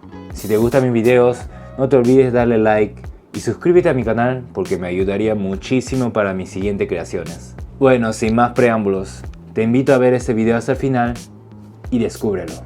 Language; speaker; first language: Spanish; native; Spanish